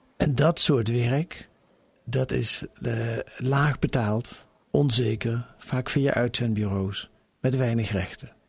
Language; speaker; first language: Dutch; native; Dutch